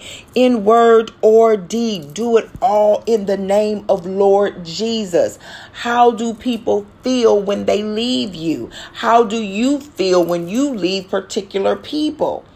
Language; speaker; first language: English; native; English